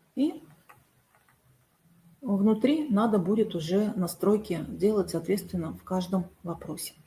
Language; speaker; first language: Russian; native; Russian